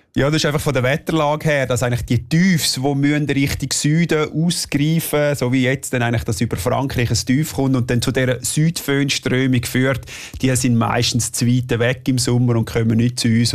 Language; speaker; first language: German; native; German